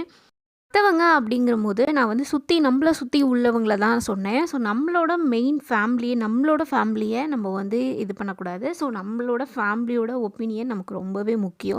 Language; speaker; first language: Tamil; native; Tamil